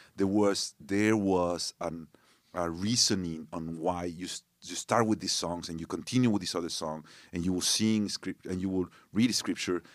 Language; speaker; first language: English; non-native, fluent; Spanish